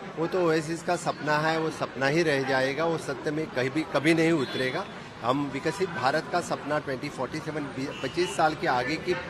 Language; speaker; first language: Hindi; non-native, local second language; Konkani